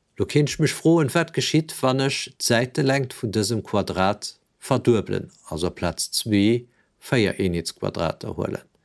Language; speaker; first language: German; non-native, local second language; Luxembourgish